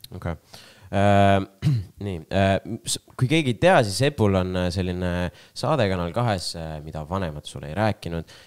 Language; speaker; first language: Estonian; non-native, local second language; Russian